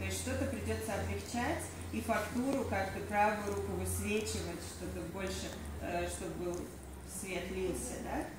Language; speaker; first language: Russian; native; Russian